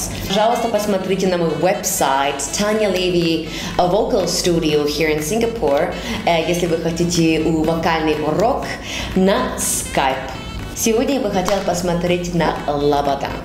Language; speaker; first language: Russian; early bilingual, heritage; Russian